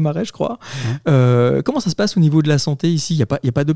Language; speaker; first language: French; native; French